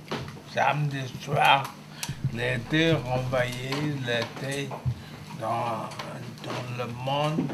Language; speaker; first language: French; non-native, fluent; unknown